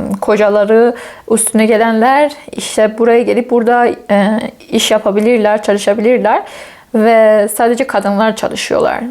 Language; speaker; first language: Turkish; non-native, fluent; Persian